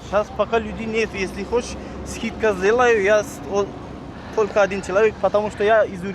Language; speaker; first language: Russian; non-native, local second language; Uzbek